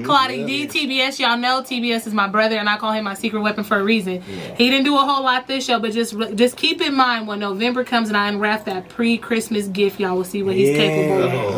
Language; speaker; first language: English; native; English